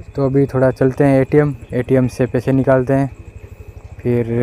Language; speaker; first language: Hindi; non-native, local second language; Odia